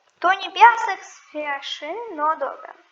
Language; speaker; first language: Polish; non-native, learner; Ukrainian